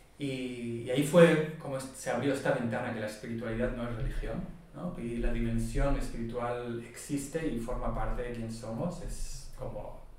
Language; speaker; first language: Spanish; non-native, fluent; Hebrew